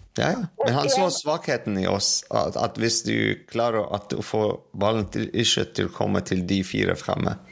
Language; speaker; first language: Norwegian; non-native, fluent; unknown